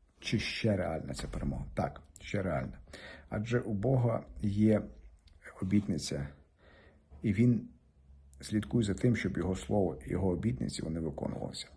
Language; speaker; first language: Ukrainian; native; Ukrainian